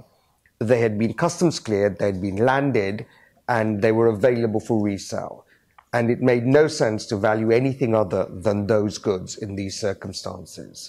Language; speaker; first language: English; native; English